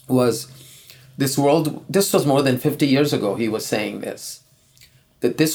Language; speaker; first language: English; non-native, local second language; Urdu